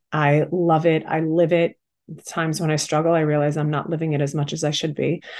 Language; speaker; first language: English; native; English